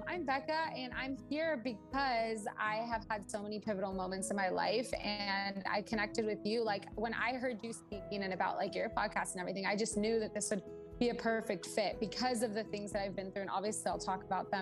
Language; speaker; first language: English; early bilingual, other home language; Portuguese